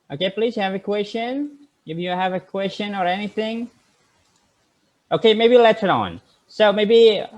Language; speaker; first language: English; non-native, fluent; Indonesian